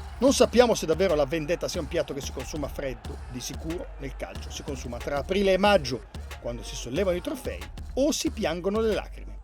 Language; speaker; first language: Italian; native; Italian